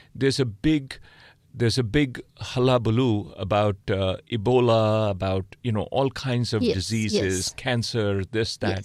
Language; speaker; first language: English; non-native, local second language; Punjabi